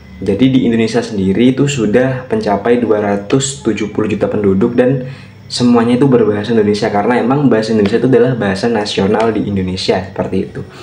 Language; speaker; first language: Indonesian; native; Indonesian